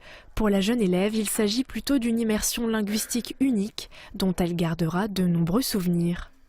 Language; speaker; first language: French; native; French